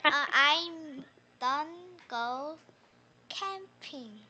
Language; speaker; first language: English; non-native, learner; Korean